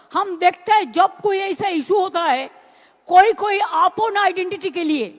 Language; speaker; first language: Hindi; non-native, local second language; Bangla